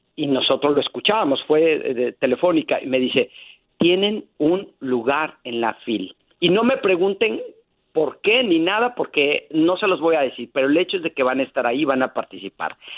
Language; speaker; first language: Spanish; native; Spanish